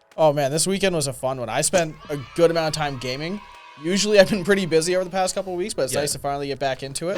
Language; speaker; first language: English; native; English